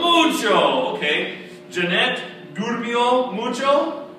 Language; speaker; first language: Spanish; non-native, fluent; English